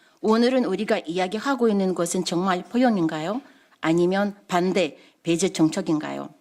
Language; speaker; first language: Korean; non-native, fluent; Russian